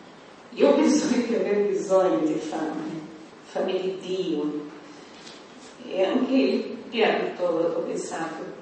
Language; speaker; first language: Italian; non-native, fluent; Portuguese